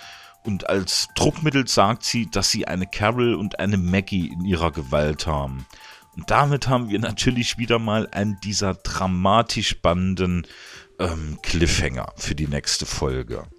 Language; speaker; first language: German; native; German